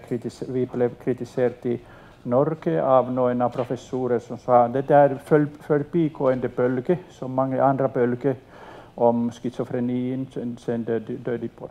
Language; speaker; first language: Swedish; non-native, local second language; Finnish